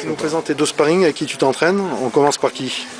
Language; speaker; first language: French; native; French